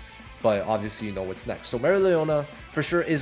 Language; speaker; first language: English; native; English